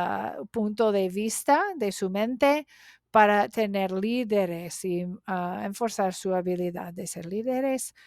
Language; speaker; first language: Spanish; non-native, learner; English